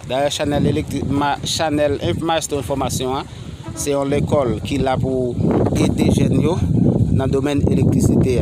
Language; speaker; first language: French; non-native, learner; Haitian Creole